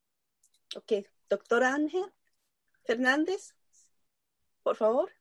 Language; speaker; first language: Spanish; non-native, learner; Japanese